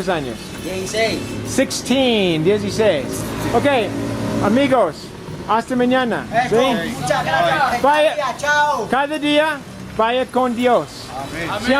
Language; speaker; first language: Spanish; non-native, learner; English